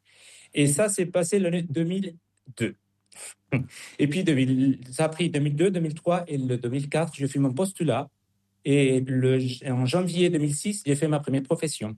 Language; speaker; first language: French; non-native, fluent; Spanish